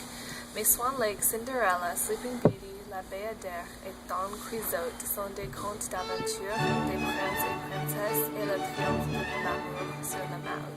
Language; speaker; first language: French; non-native, learner; English